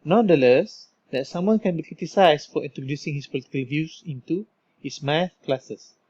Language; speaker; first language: English; non-native, local second language; Malay